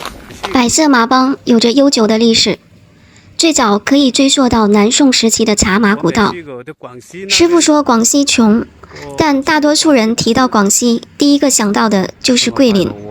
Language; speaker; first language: Chinese; native; Chinese